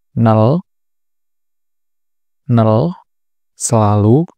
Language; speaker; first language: Korean; non-native, learner; Indonesian